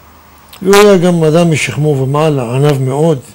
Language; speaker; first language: Hebrew; non-native, fluent; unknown